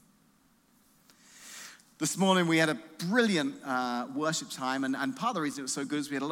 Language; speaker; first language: English; native; English